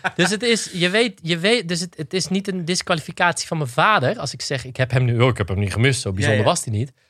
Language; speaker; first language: Dutch; native; Dutch